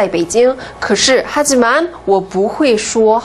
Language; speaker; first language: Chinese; non-native, fluent; Korean